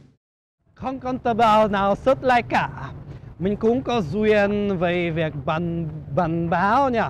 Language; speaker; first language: Vietnamese; non-native, fluent; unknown